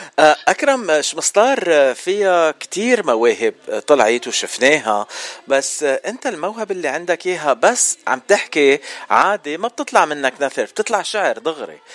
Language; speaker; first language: Arabic; non-native, local second language; Armenian